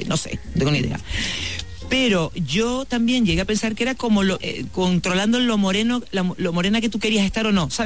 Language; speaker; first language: Spanish; native; Spanish